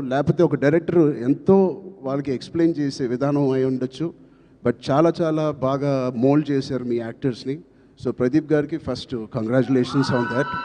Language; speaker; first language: Telugu; native; Telugu